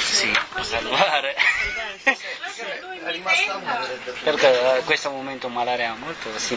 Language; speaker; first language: Italian; non-native, learner; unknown